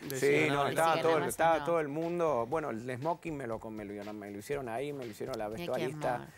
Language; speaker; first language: Spanish; native; Spanish